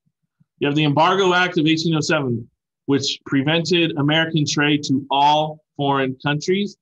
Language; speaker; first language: English; native; English